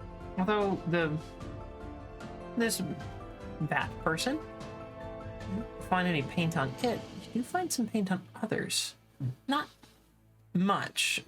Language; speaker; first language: English; native; English